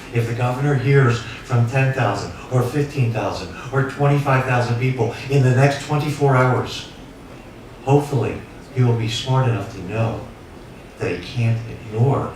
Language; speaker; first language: English; native; English